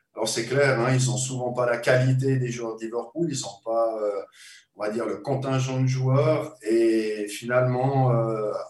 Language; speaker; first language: French; native; French